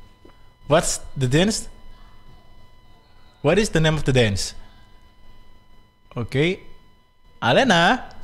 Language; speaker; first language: English; non-native, fluent; Indonesian